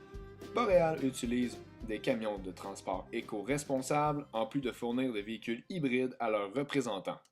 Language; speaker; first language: French; native; French